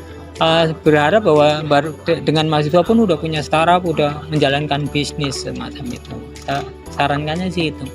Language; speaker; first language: Indonesian; native; Indonesian